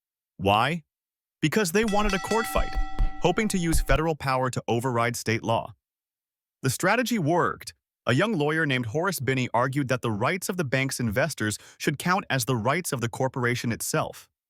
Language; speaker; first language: English; native; English